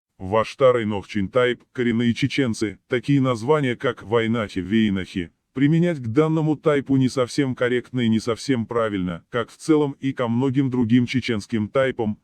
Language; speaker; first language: Russian; non-native, local second language; Chechen